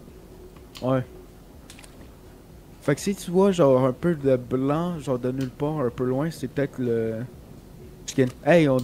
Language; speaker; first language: French; native; French